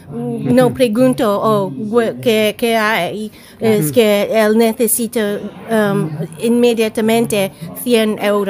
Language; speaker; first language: Spanish; non-native, learner; English